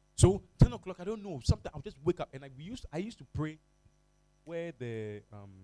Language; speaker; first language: English; non-native, local second language; Ga